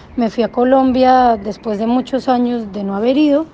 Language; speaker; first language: Spanish; native; Spanish